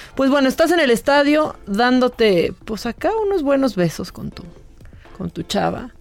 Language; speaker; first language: Spanish; native; Spanish